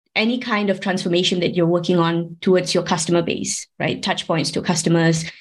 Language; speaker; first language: English; non-native, local second language; Tamil